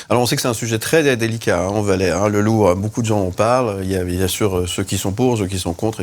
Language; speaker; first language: French; native; French